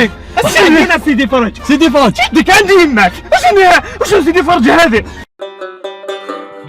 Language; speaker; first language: Arabic; native; Arabic